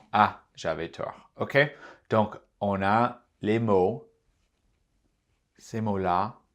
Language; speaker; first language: French; non-native, fluent; English